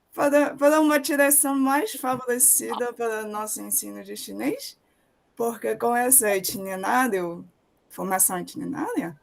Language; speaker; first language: Portuguese; non-native, fluent; Chinese